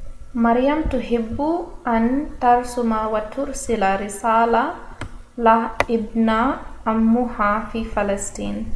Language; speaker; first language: Arabic; non-native, learner; English